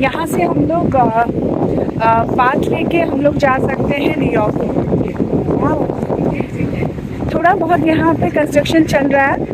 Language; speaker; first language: Hindi; non-native, local second language; Odia